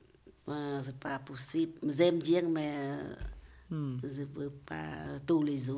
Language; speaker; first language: French; non-native, learner; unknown